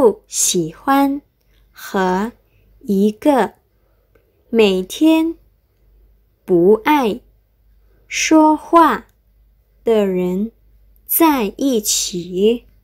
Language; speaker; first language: Chinese; non-native, fluent; Indonesian